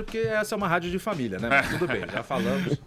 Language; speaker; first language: Portuguese; native; Portuguese